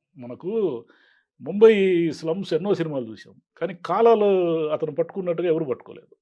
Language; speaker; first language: Telugu; native; Telugu